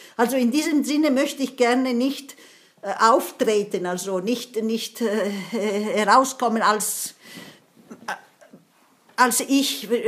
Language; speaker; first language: German; non-native, fluent; Italian